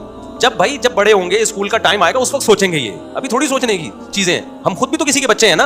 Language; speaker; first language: Urdu; native; Urdu